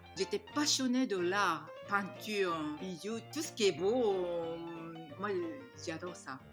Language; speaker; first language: French; non-native, fluent; Japanese